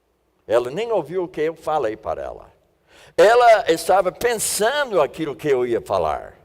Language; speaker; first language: Portuguese; non-native, fluent; English